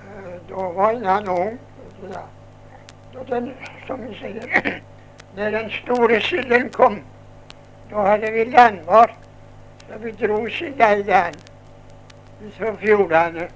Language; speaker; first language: Swedish; native; Swedish